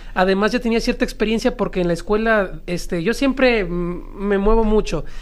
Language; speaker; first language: Spanish; native; Spanish